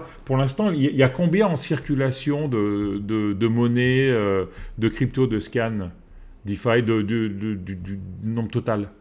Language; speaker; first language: French; native; French